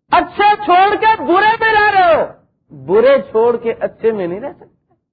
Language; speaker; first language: Urdu; non-native, local second language; Punjabi